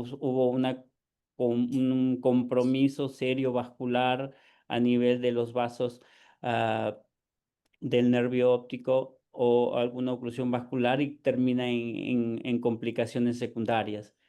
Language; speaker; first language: Spanish; native; Spanish